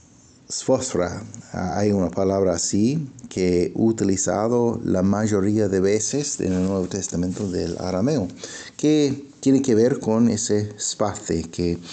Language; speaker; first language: Spanish; non-native, fluent; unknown